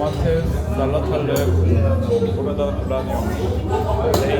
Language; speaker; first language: Turkish; non-native, learner; Korean